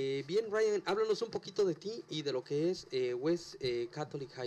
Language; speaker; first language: Spanish; native; Spanish